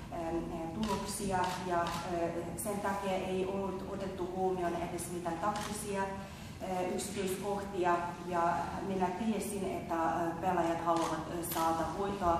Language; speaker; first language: Finnish; non-native, fluent; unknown